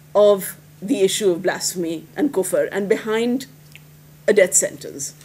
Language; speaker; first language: English; non-native, local second language; Hindi